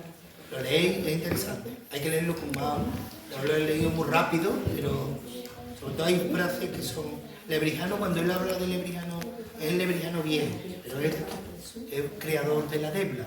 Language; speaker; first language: Spanish; native; Spanish